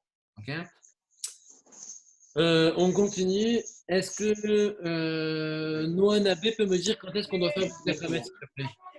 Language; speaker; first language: French; native; French